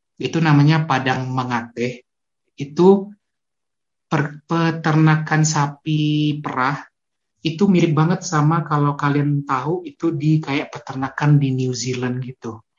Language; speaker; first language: Indonesian; non-native, local second language; Minangkabau